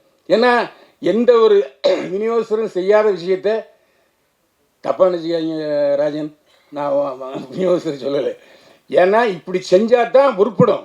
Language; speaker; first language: Tamil; native; Tamil